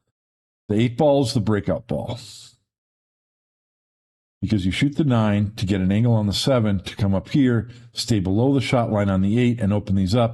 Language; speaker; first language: English; native; English